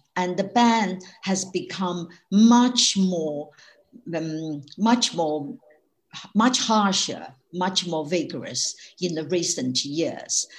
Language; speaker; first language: English; non-native, fluent; Chinese